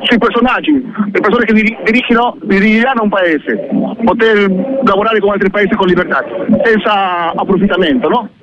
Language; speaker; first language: Italian; non-native, fluent; Spanish